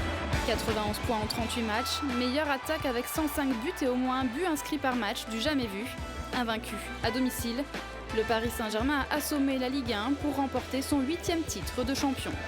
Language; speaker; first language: French; native; French